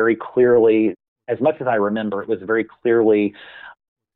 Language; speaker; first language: English; native; English